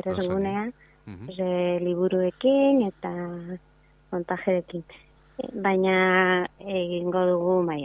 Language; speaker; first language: Basque; non-native, local second language; Spanish